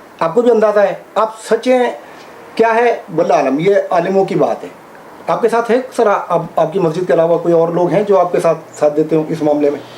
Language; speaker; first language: Urdu; native; Urdu